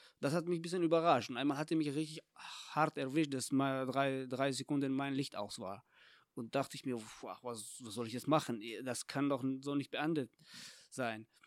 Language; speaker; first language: German; non-native, fluent; Tajik